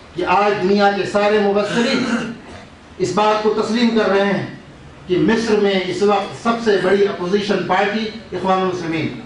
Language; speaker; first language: Urdu; native; Urdu